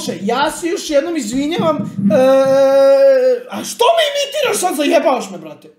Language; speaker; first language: Bosnian; native; Bosnian